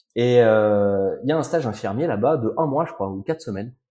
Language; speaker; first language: French; native; French